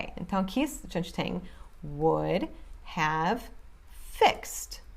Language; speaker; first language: Portuguese; non-native, fluent; English